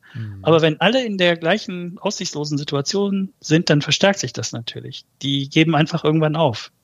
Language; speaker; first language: German; early bilingual, other home language; Turkish